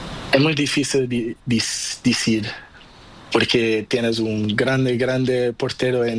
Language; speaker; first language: Spanish; non-native, learner; Portuguese